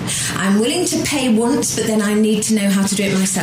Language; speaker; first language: English; native; English